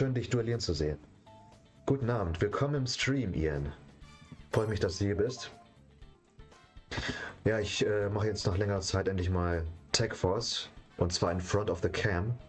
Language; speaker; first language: German; native; German